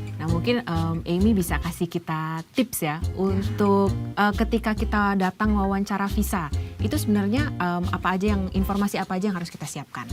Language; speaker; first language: Indonesian; native; Indonesian